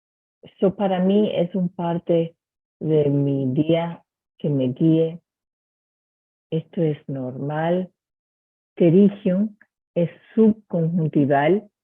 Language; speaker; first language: Spanish; early bilingual, heritage; Spanish